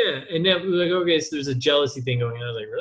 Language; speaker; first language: English; native; English